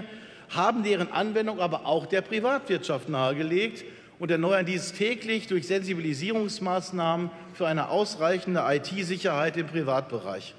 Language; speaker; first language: German; native; German